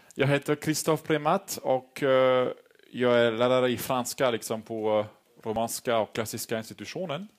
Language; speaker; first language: Swedish; non-native, fluent; French